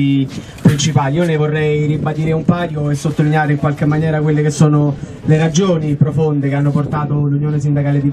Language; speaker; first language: Italian; native; Italian